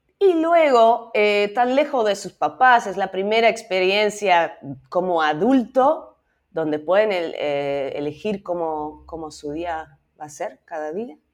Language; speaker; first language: Spanish; non-native, fluent; Dutch